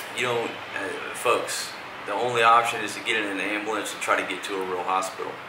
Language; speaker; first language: English; native; English